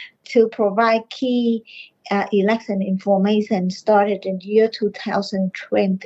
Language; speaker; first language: English; non-native, fluent; Vietnamese